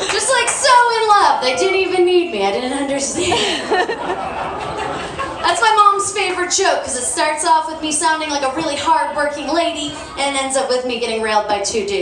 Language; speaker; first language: English; native; English